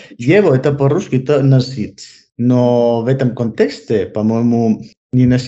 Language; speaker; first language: Russian; non-native, learner; Spanish